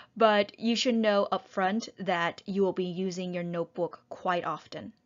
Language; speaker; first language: English; native; English